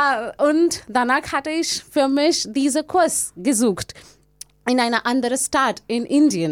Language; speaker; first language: German; non-native, learner; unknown